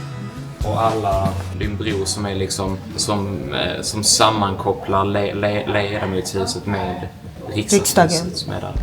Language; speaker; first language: Swedish; native; Swedish